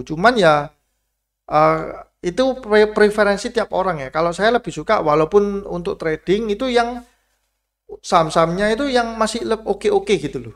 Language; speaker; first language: Indonesian; native; Indonesian